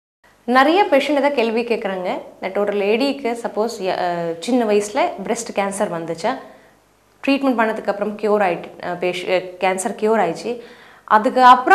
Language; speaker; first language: Tamil; non-native, fluent; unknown